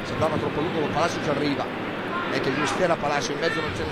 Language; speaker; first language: Italian; native; Italian